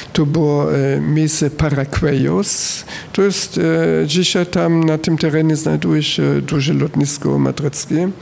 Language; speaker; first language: Polish; non-native, fluent; German